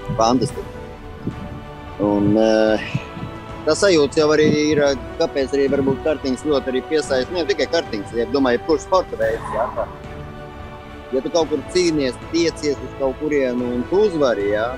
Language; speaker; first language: Latvian; native; Latvian